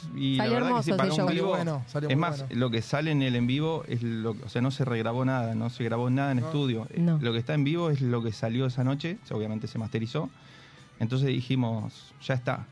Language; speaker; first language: Spanish; native; Spanish